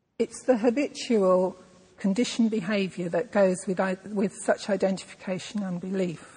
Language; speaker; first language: English; native; English